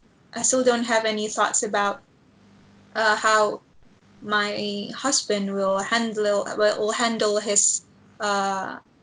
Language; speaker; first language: English; non-native, learner; Indonesian